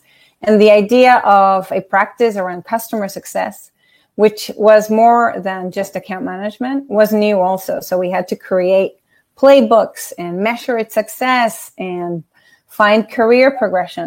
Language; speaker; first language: English; non-native, fluent; Spanish